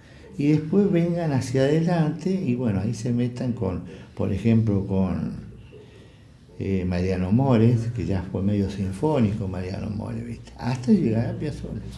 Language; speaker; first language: Spanish; native; Spanish